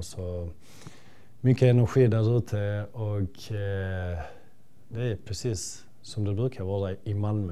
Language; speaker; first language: Swedish; early bilingual, other home language; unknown